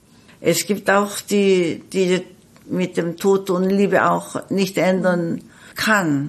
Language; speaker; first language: German; non-native, fluent; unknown